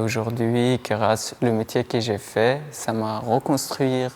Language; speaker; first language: French; non-native, learner; Persian